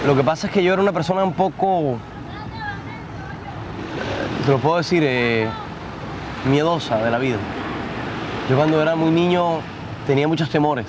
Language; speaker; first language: Spanish; native; Spanish